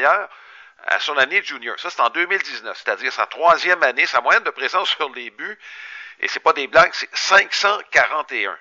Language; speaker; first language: French; native; French